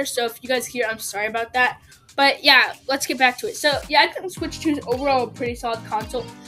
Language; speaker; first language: English; native; English